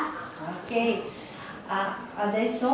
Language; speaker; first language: Italian; non-native, fluent; Bulgarian